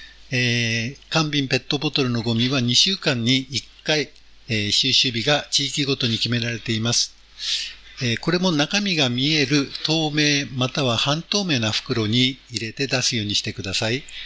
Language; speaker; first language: Japanese; native; Japanese